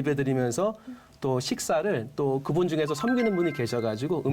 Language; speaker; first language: Korean; native; Korean